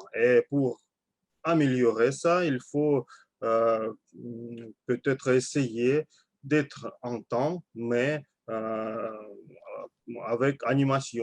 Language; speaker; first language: French; non-native, learner; Russian